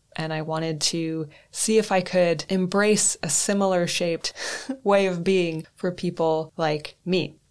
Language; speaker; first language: English; native; English